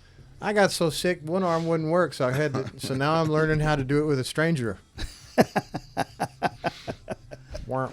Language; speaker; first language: English; native; English